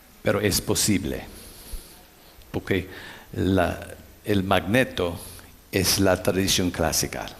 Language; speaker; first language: Spanish; non-native, learner; English